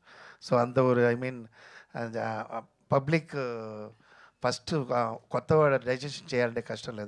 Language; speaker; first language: Telugu; non-native, fluent; Tamil